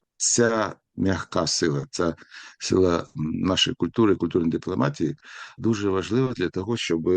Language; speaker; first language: Ukrainian; non-native, local second language; Russian